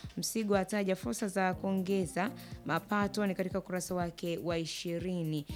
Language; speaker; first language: Swahili; native; Swahili